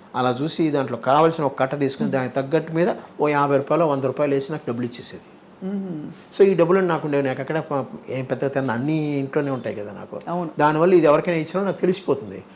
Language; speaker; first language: Telugu; native; Telugu